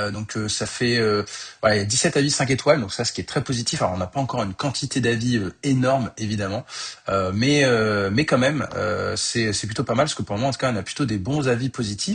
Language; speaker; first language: French; native; French